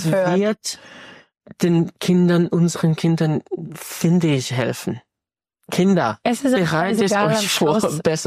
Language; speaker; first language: German; non-native, fluent; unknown